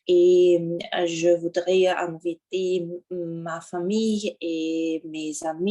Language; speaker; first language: French; non-native, learner; Russian